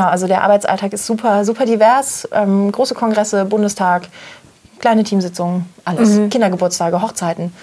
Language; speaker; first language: German; native; German